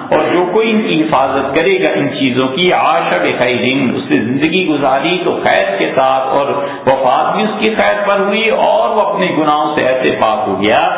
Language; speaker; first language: Urdu; native; Urdu